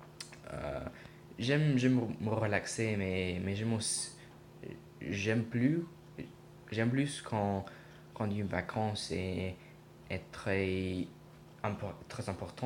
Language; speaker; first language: French; non-native, learner; English